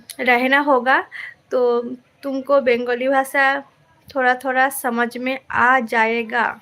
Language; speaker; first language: Hindi; non-native, local second language; Bangla